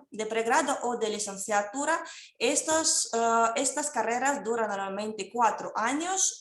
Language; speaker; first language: Spanish; non-native, fluent; Russian